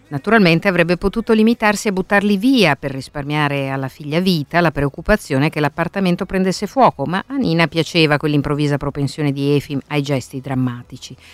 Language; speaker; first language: Italian; native; Italian